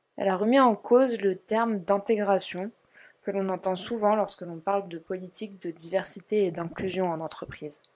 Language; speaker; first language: French; native; French